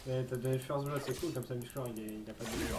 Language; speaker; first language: French; native; French